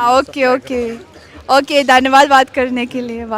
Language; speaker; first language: Hindi; non-native, learner; Russian